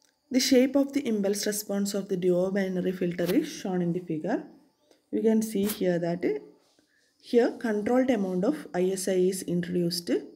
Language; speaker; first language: English; non-native, local second language; Malayalam